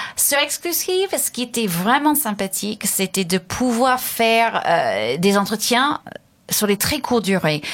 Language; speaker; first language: French; non-native, fluent; English